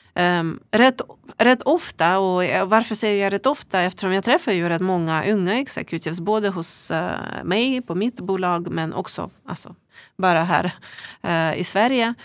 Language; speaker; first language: Swedish; non-native, fluent; Russian